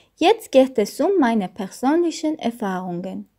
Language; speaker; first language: German; non-native, fluent; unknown